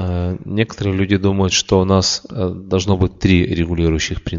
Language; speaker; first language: Russian; native; Russian